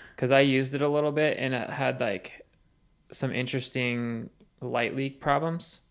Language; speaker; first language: English; native; English